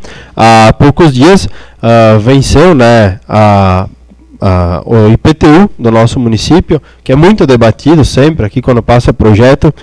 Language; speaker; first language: Portuguese; native; Portuguese